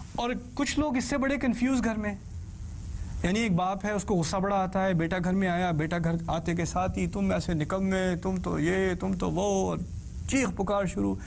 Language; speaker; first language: Urdu; early bilingual, heritage; Urdu